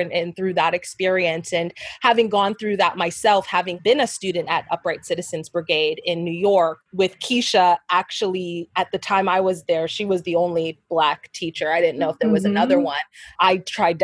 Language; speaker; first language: English; native; English